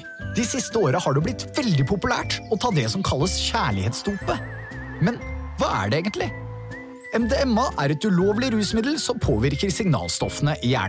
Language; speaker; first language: Norwegian; native; Norwegian